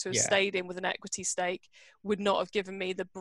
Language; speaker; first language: English; native; English